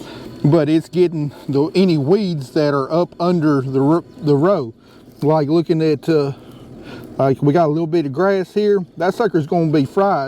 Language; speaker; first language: English; native; English